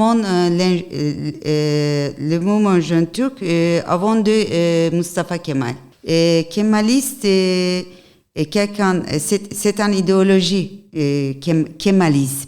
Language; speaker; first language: French; non-native, learner; Turkish